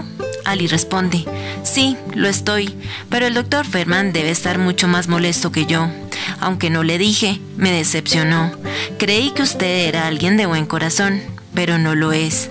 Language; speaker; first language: Spanish; native; Spanish